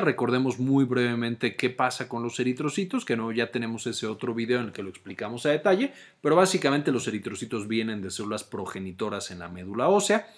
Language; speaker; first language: Spanish; native; Spanish